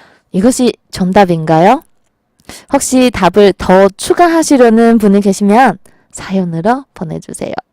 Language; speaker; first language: Korean; non-native, fluent; Chinese